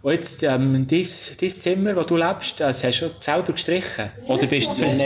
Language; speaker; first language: German; native; German